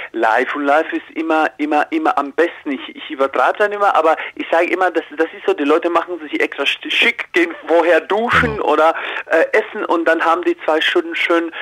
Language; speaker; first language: German; early bilingual, heritage; Croatian